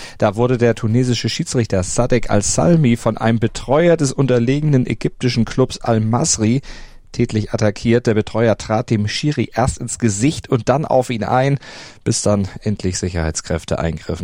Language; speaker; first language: German; native; German